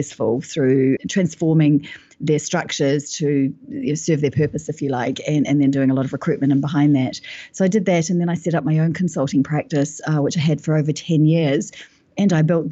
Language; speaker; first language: English; native; English